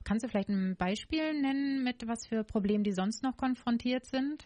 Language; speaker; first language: German; native; German